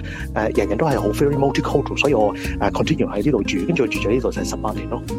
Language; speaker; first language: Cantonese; early bilingual, heritage; Cantonese